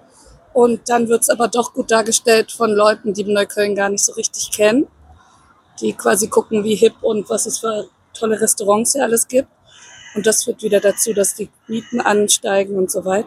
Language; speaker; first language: German; early bilingual, other home language; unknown